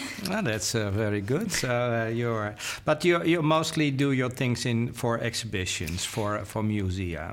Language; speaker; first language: English; non-native, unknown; Dutch